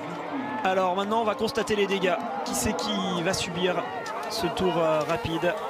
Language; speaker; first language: French; native; French